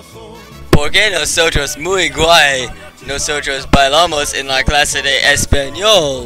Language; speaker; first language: Spanish; non-native, learner; English